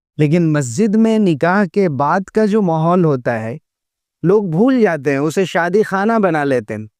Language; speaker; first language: Urdu; native; Urdu